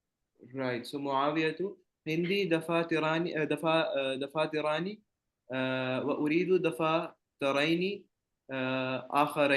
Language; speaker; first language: Arabic; non-native, learner; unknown